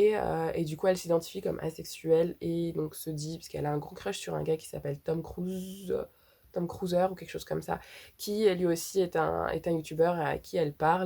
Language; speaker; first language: French; native; French